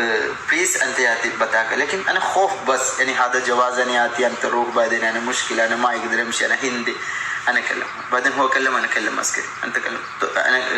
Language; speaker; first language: Arabic; non-native, learner; Malayalam